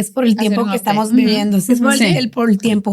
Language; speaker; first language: Spanish; native; Spanish